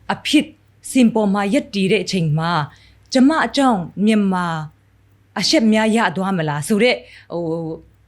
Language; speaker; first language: Burmese; non-native, local second language; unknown